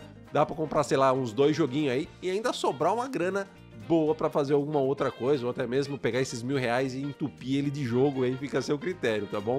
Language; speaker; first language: Portuguese; native; Portuguese